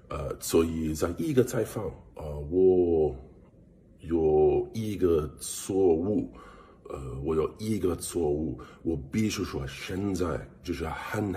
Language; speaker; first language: Chinese; non-native, learner; English